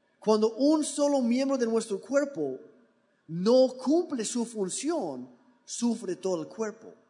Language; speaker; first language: Spanish; non-native, fluent; English